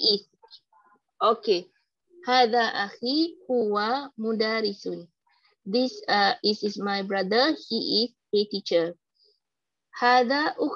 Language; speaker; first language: English; non-native, learner; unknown